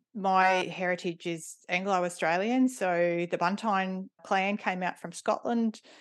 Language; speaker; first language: English; native; English